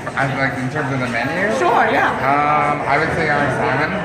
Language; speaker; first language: English; native; English